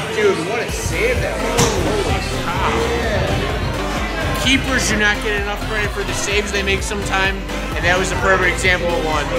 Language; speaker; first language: English; native; English